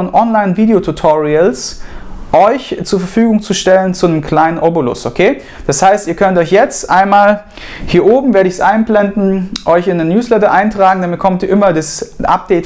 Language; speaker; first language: German; native; German